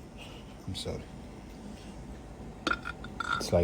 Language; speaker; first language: English; non-native, learner; Arabic